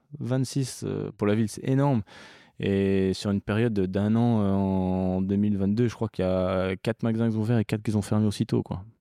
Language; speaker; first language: French; early bilingual, other home language; English